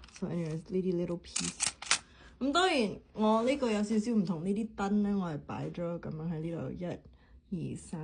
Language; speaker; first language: Cantonese; early bilingual, heritage; Cantonese